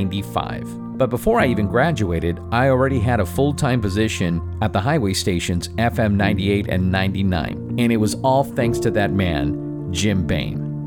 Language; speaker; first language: English; native; English